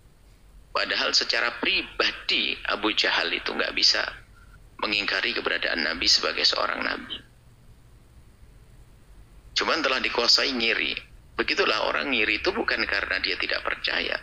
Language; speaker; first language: Indonesian; native; Indonesian